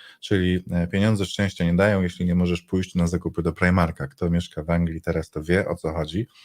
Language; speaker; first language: Polish; native; Polish